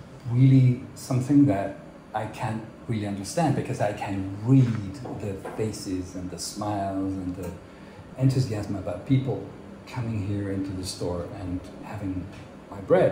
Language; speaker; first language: English; non-native, fluent; Swiss German